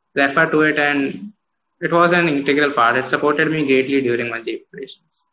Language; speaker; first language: English; non-native, local second language; Hindi